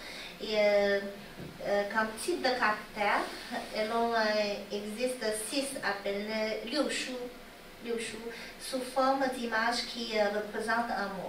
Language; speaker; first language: French; non-native, learner; Chinese